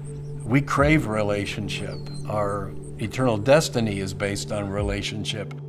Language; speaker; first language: English; native; English